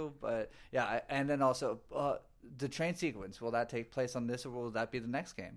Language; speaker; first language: English; native; English